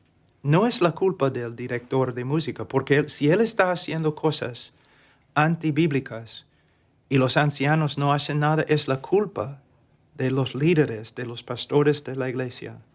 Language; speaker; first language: Spanish; non-native, fluent; English